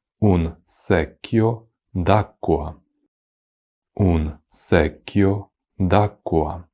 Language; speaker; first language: Italian; non-native, fluent; Ukrainian